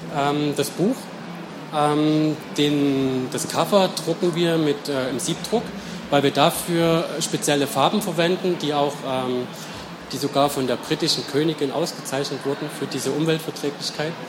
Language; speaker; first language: German; native; German